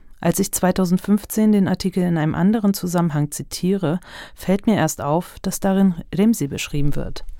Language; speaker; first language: German; early bilingual, other home language; Turkish